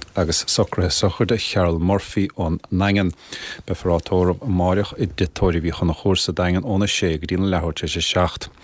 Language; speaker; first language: Irish; native; Irish